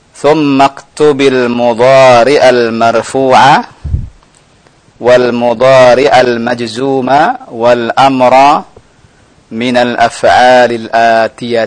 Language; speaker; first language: Arabic; non-native, fluent; Indonesian